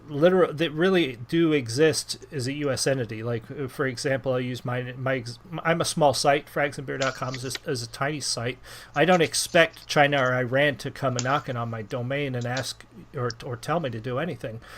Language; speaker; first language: English; native; English